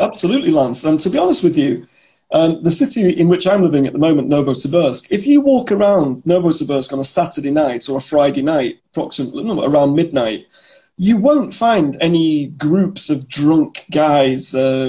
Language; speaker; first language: English; native; English